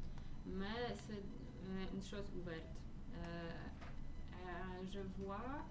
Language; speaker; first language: French; non-native, fluent; Polish